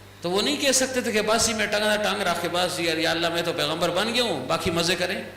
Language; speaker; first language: Urdu; non-native, local second language; Pashto